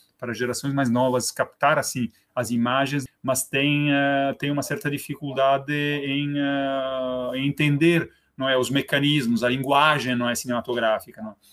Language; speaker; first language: Portuguese; non-native, fluent; Italian